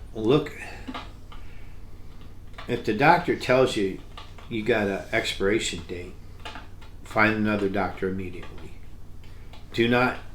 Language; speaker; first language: English; native; English